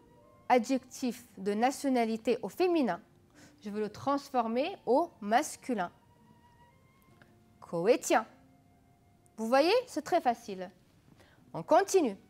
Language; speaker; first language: French; non-native, fluent; Arabic